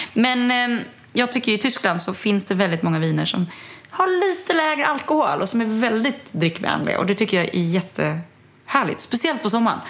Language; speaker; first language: Swedish; early bilingual, other home language; German